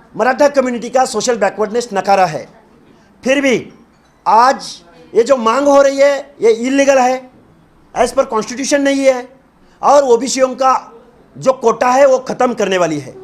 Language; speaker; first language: Hindi; non-native, local second language; Marathi